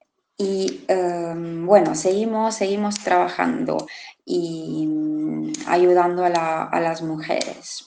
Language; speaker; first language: Spanish; non-native, fluent; Italian